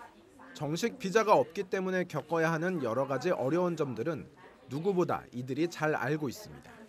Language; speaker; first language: Korean; native; Korean